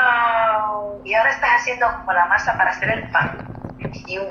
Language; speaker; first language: Spanish; native; Spanish